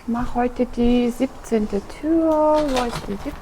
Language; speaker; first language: German; non-native, fluent; Mongolian